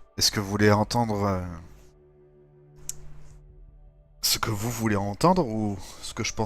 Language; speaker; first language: French; native; French